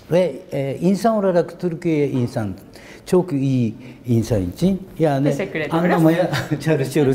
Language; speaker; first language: Turkish; non-native, learner; Japanese